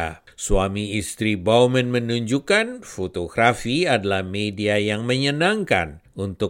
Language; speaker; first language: Indonesian; native; Indonesian